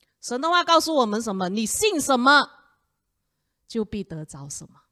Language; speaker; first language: Chinese; native; Chinese